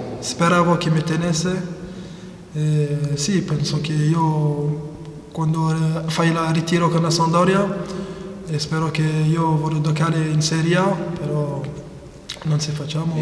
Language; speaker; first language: Italian; non-native, learner; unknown